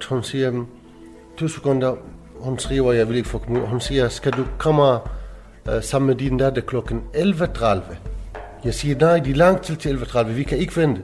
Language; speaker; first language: Danish; non-native, learner; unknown